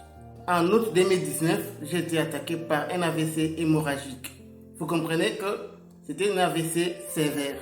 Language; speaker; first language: French; non-native, local second language; Lingala